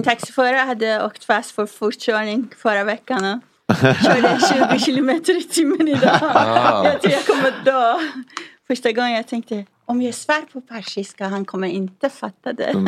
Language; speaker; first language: Swedish; non-native, fluent; Persian